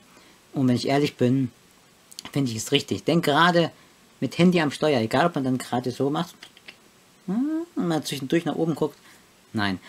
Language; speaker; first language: German; native; German